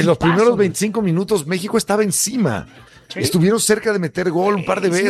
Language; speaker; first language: Spanish; native; Spanish